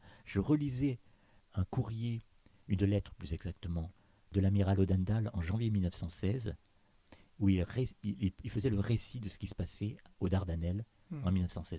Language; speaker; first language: French; native; French